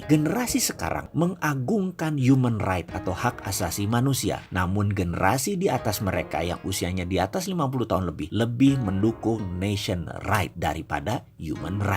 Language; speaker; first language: Indonesian; native; Indonesian